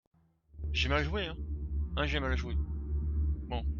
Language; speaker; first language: French; native; French